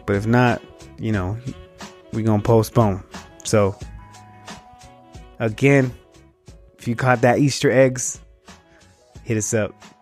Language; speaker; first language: English; early bilingual, other home language; Spanish